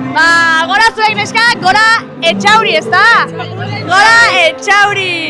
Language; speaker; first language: Basque; native; Basque